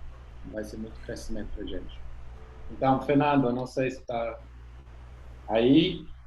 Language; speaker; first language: Portuguese; non-native, fluent; English